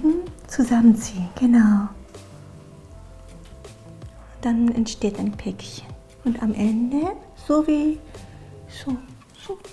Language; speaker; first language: German; non-native, fluent; Japanese